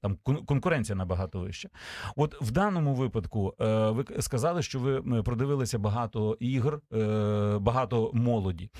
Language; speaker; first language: Ukrainian; native; Ukrainian